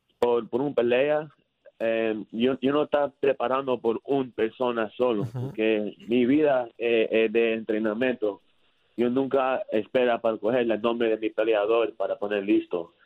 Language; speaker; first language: Spanish; early bilingual, heritage; English